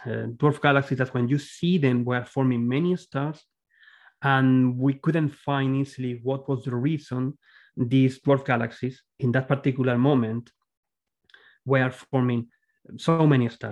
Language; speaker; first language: English; non-native, fluent; Spanish